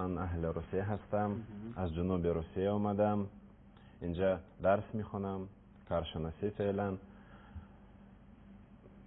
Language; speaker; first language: Persian; non-native, learner; Russian